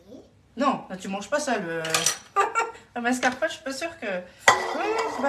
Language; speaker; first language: French; native; French